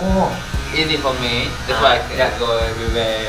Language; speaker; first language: English; non-native, learner; Malay